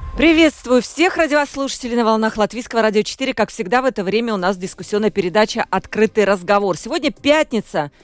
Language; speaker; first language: Russian; native; Russian